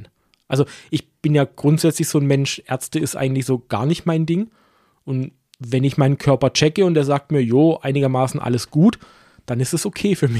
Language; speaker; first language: German; native; German